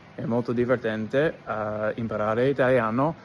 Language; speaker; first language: Italian; non-native, learner; English